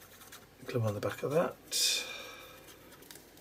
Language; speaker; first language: English; native; English